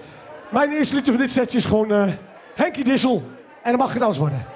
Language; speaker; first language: Dutch; native; Dutch